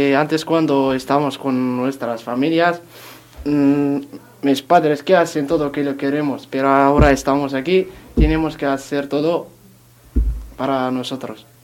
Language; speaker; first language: Spanish; non-native, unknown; Berber languages